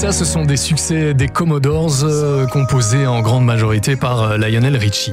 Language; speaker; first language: French; native; French